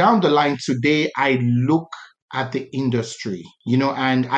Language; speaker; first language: English; non-native, local second language; Yoruba